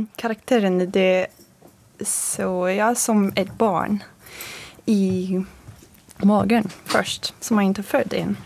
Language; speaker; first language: Swedish; non-native, fluent; French